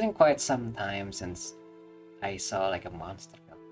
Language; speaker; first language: English; non-native, fluent; Indonesian